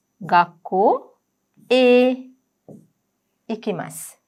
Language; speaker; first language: Japanese; non-native, fluent; Sinhala